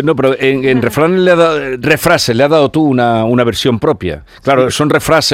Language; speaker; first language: Spanish; native; Spanish